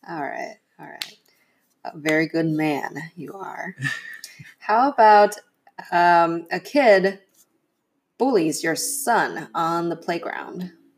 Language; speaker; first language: English; non-native, fluent; Chinese